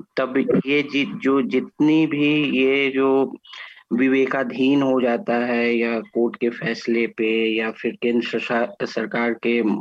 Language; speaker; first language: Hindi; native; Hindi